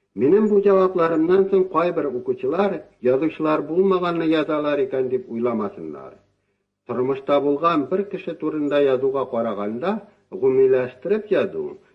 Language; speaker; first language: Tatar; native; Tatar